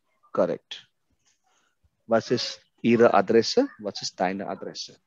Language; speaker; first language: German; non-native, fluent; Hindi